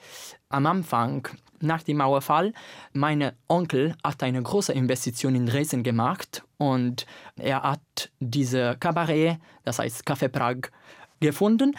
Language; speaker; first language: German; non-native, learner; Italian